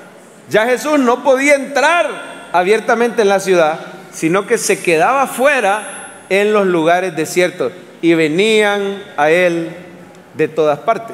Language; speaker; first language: Spanish; native; Spanish